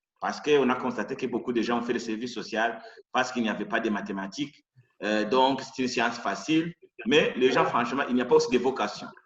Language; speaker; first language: French; non-native, local second language; Rundi